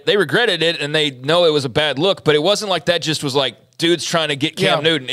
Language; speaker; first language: English; native; English